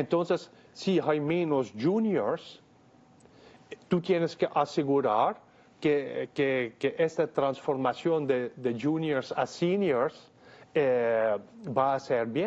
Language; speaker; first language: Spanish; non-native, fluent; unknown